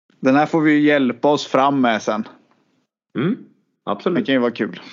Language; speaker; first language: Swedish; native; Swedish